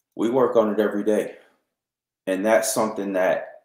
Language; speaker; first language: English; native; English